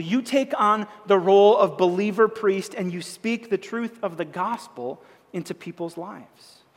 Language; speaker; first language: English; native; English